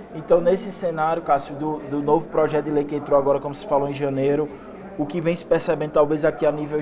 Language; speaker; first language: Portuguese; native; Portuguese